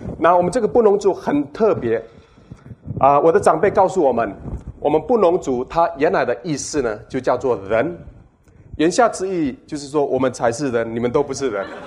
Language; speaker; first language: Chinese; non-native, local second language; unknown